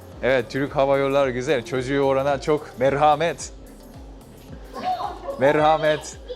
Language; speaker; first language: Turkish; non-native, fluent; Japanese